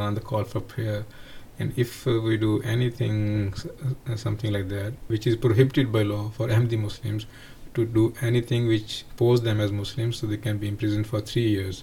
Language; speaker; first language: English; non-native, local second language; Punjabi